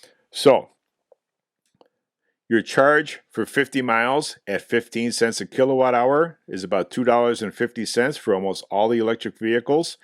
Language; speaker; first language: English; native; English